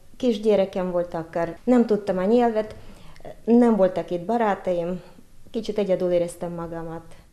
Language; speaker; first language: Hungarian; non-native, fluent; Russian